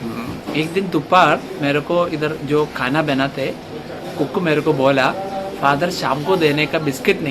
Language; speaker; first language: Hindi; non-native, local second language; Malayalam